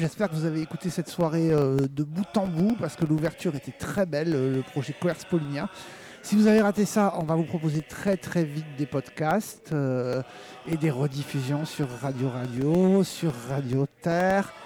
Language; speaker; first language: French; native; French